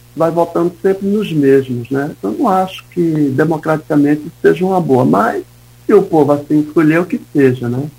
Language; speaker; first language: Portuguese; native; Portuguese